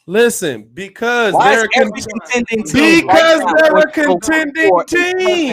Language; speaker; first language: English; native; English